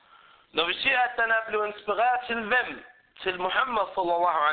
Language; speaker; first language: Danish; early bilingual, other home language; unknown